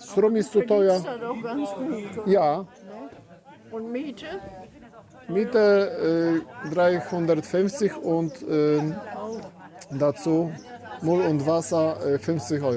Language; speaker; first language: German; non-native, learner; Polish